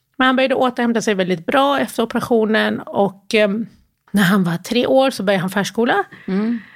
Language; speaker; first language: Swedish; early bilingual, other home language; Arabic